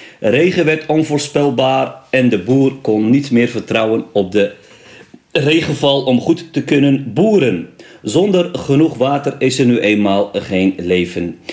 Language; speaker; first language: Dutch; early bilingual, other home language; Riffian